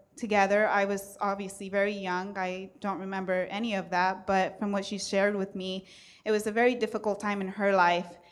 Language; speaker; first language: English; early bilingual, other home language; Spanish